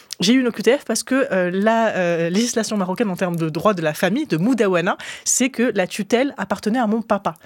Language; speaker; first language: French; early bilingual, other home language; Arabic